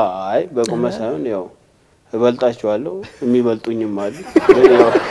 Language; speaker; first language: Amharic; non-native, local second language; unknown